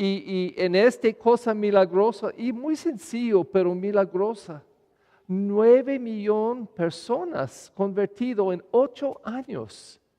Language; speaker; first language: Spanish; non-native, fluent; English